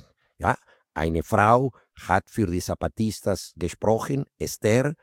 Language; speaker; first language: German; non-native, fluent; Spanish